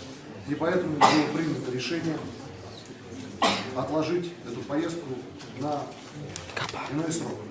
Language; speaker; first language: Russian; native; Russian